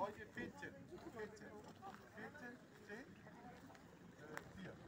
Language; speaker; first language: German; native; German